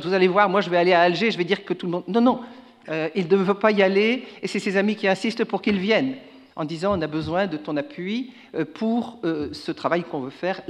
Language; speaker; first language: French; native; French